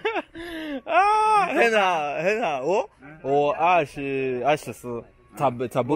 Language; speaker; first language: Chinese; non-native, learner; Rundi